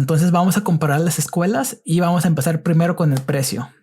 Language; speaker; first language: Spanish; native; Spanish